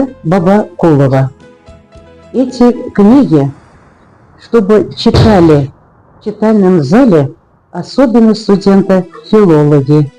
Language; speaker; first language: Russian; non-native, local second language; Uzbek